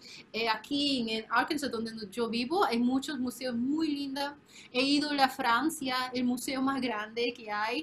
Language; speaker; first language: Spanish; non-native, fluent; Korean